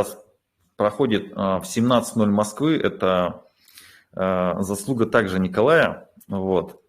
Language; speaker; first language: Russian; native; Russian